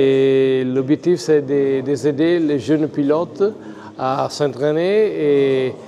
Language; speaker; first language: French; non-native, fluent; Italian